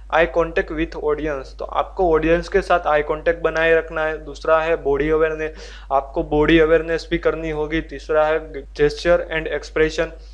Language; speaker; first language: Hindi; non-native, local second language; Gujarati